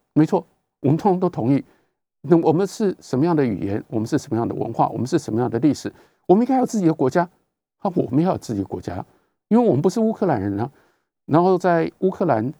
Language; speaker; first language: Chinese; native; Chinese